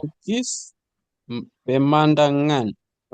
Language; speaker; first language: Indonesian; non-native, learner; Nyanja